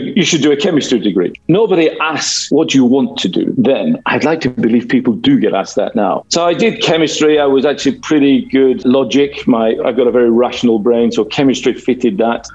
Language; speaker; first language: English; native; English